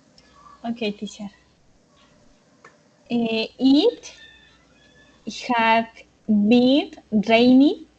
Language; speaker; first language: English; non-native, learner; Spanish